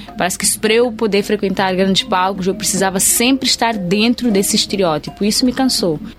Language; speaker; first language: Portuguese; native; Portuguese